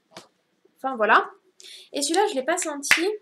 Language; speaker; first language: French; native; French